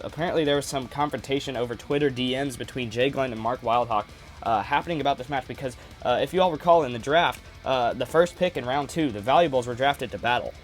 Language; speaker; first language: English; native; English